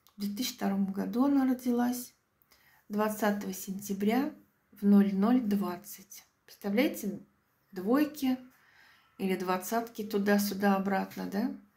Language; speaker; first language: Russian; native; Russian